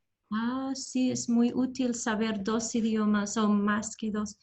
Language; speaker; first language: Spanish; non-native, learner; English